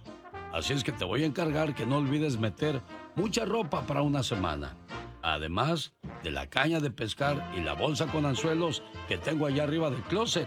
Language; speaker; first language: Spanish; native; Spanish